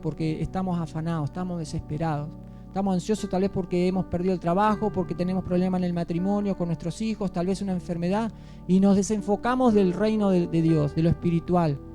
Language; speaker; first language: Spanish; native; Spanish